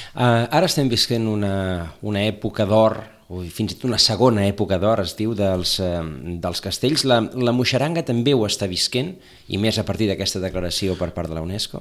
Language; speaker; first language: Catalan; native; Catalan